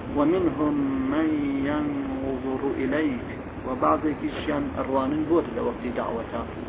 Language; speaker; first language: Central Kurdish; non-native, local second language; Gurani